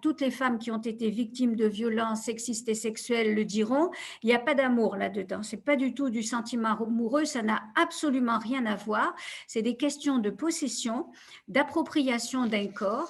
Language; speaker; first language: French; native; French